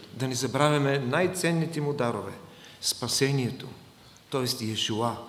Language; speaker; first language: Bulgarian; non-native, fluent; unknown